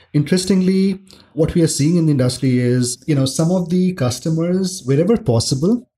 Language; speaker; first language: English; non-native, local second language; Hindi